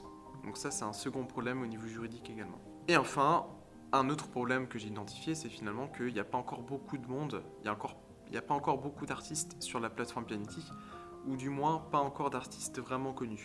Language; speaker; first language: French; native; French